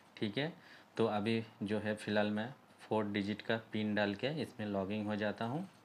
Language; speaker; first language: Hindi; native; Hindi